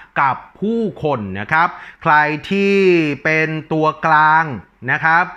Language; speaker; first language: Thai; native; Thai